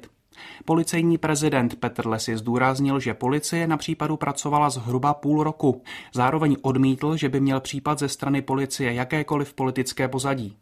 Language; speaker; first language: Czech; native; Czech